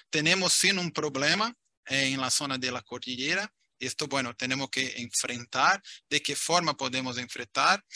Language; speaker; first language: Spanish; non-native, fluent; Portuguese